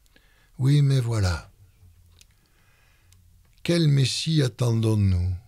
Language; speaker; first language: French; native; French